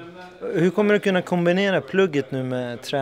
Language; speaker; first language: Swedish; native; Swedish